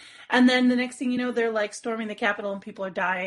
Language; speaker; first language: English; native; English